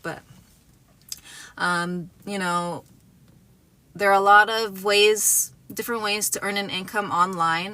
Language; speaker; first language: English; native; English